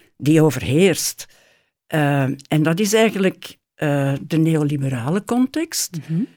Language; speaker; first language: Dutch; native; Dutch